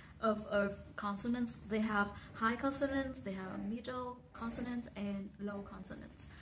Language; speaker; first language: English; non-native, fluent; Vietnamese